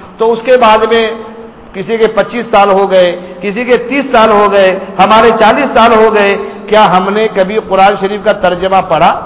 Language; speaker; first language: Urdu; non-native, local second language; Gujarati